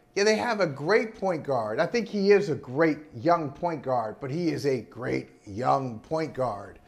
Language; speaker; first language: English; native; English